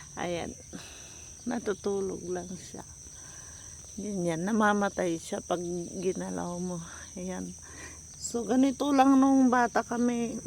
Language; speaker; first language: Filipino; non-native, local second language; Iloko